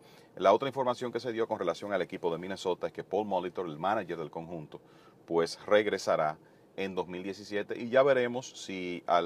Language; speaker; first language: Spanish; native; Spanish